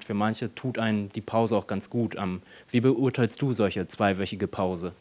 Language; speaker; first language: German; native; German